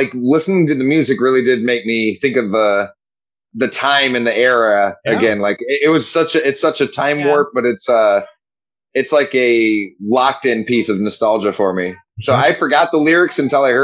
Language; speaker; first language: English; native; English